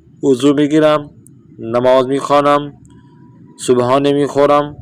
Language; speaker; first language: Persian; non-native, fluent; Urdu